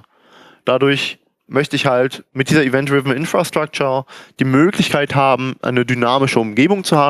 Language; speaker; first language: German; native; German